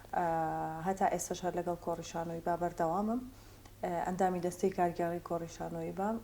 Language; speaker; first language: Central Kurdish; native; Central Kurdish